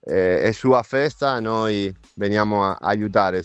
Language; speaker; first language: Italian; non-native, fluent; Spanish